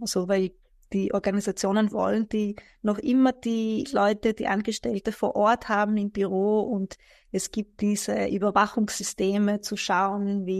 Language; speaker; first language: German; non-native, fluent; Greek